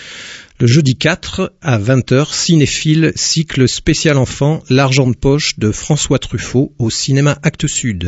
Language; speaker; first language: French; native; French